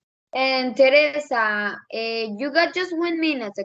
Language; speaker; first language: English; non-native, learner; Spanish